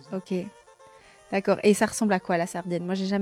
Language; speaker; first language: French; native; French